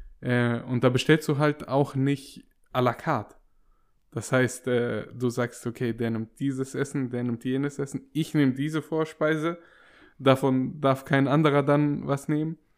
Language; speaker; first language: German; native; German